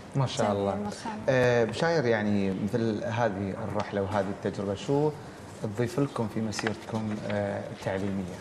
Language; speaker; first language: Arabic; native; Arabic